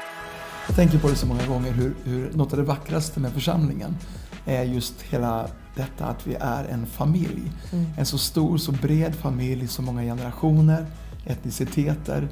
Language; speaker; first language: Swedish; native; Swedish